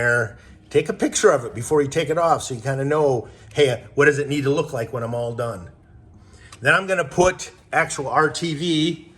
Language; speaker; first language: English; native; English